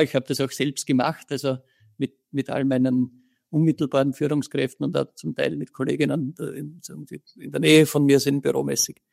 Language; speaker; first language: German; native; German